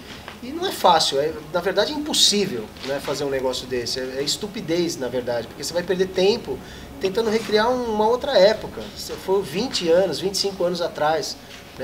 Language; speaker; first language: Portuguese; native; Portuguese